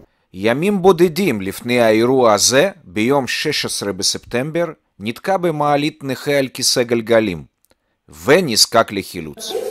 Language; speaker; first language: Hebrew; native; Hebrew